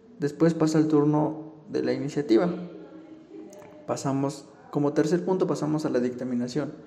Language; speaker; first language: Spanish; native; Spanish